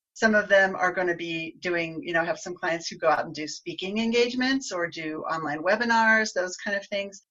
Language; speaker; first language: English; native; English